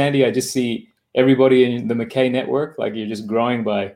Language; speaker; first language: English; native; English